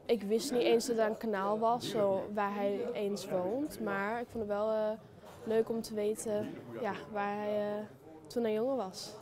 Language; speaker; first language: Dutch; early bilingual, heritage; Dutch